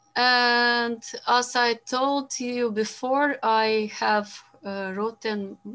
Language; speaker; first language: English; non-native, fluent; Romanian